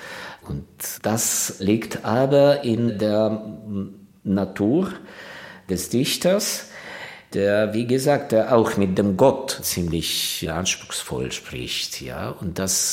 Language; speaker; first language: German; non-native, fluent; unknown